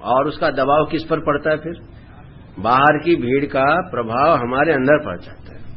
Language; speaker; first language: Hindi; non-native, local second language; Bangla